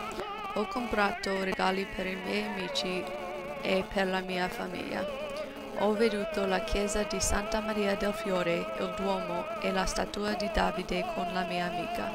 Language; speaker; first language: Italian; non-native, learner; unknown